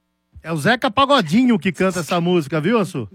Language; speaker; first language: Portuguese; native; Portuguese